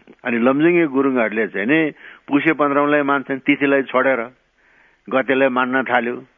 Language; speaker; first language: Nepali; non-native, local second language; Gurung